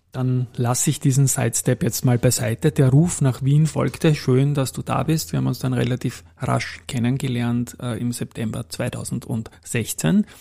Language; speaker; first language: German; native; German